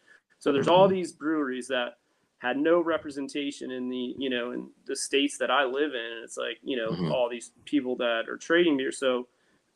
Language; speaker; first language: English; native; English